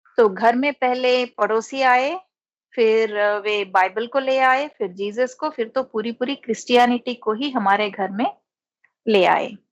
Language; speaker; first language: Hindi; non-native, local second language; Telugu